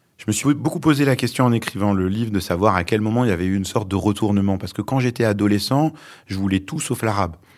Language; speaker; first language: French; early bilingual, other home language; Arabic